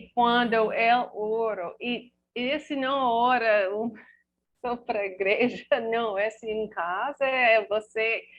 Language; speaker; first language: Portuguese; non-native, learner; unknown